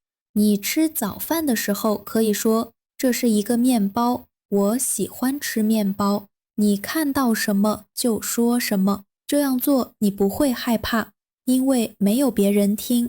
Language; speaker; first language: Chinese; non-native, fluent; Vietnamese